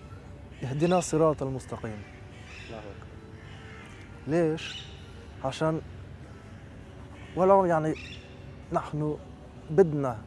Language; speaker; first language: Arabic; non-native, learner; French